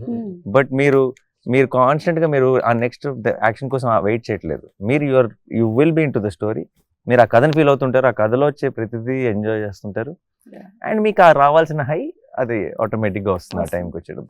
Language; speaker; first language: Telugu; native; Telugu